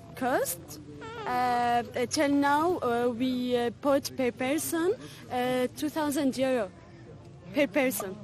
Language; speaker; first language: English; non-native, fluent; Arabic